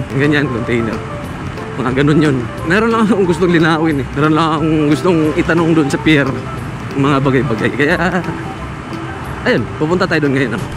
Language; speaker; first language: Filipino; non-native, local second language; Cebuano